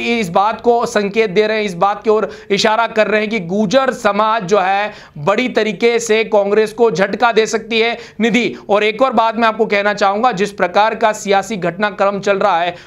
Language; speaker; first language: Hindi; native; Hindi